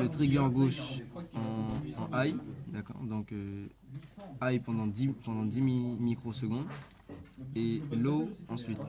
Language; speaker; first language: French; native; French